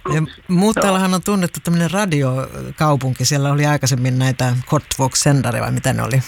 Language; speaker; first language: Finnish; native; Finnish